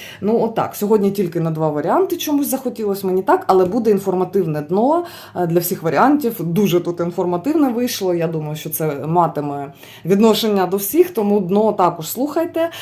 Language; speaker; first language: Ukrainian; non-native, local second language; Russian